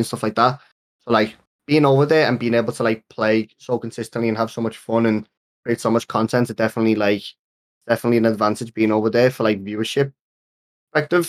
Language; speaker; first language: English; native; English